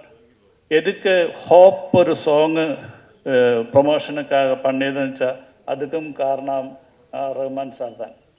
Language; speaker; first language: Tamil; non-native, learner; Malayalam